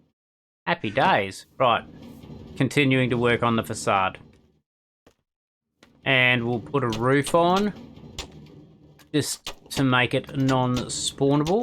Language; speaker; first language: English; native; English